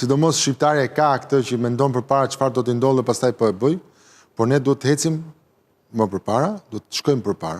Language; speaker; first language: Albanian; native; Albanian